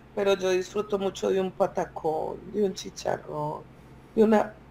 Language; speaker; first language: Spanish; native; Spanish